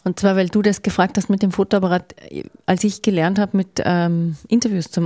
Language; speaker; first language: German; native; German